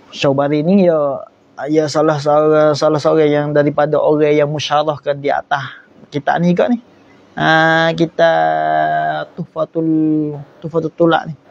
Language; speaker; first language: Malay; native; Malay